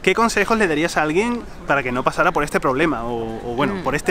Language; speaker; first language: Spanish; native; Spanish